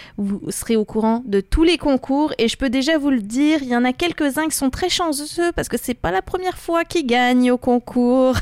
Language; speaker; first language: French; native; French